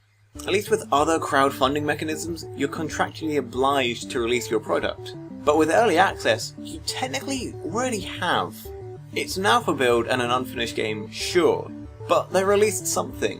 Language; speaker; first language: English; native; English